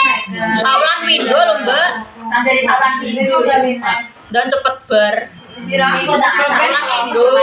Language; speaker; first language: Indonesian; non-native, local second language; Javanese